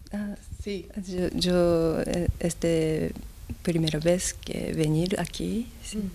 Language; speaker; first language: Spanish; non-native, learner; Japanese